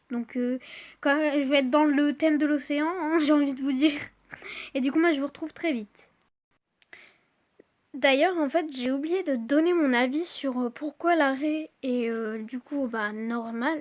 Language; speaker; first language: French; native; French